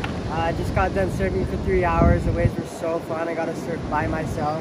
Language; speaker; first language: English; early bilingual, other home language; Japanese